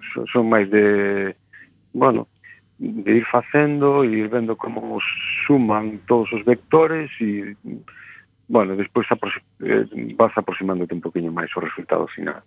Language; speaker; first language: Galician; native; Galician